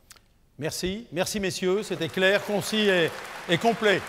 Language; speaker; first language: French; native; French